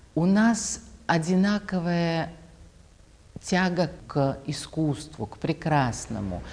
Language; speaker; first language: Russian; native; Russian